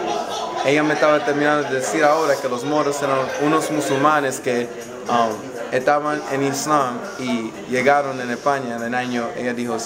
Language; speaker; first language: Spanish; non-native, learner; English